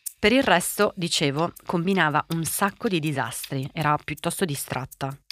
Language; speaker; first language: Italian; early bilingual, other home language; Portuguese